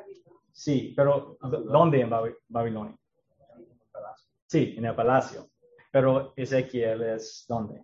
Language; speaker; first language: Spanish; non-native, learner; English